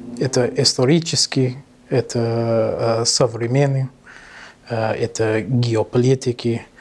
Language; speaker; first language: Russian; non-native, learner; English